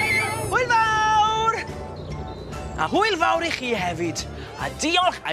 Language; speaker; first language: Welsh; native; Welsh